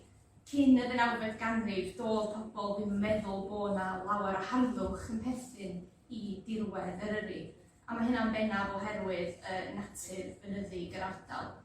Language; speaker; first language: Welsh; native; Welsh